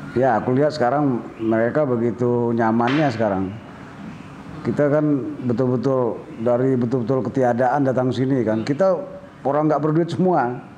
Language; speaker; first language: Indonesian; non-native, local second language; Minangkabau